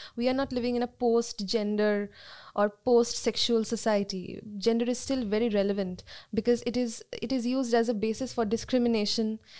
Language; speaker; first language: English; non-native, local second language; Bangla